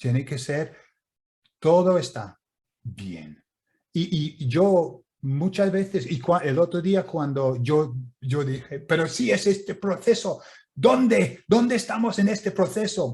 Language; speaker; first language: Spanish; non-native, fluent; English